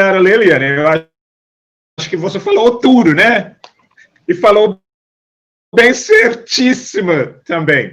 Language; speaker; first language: Portuguese; non-native, fluent; English